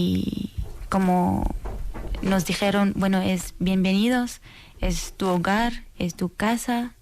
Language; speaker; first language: Spanish; non-native, learner; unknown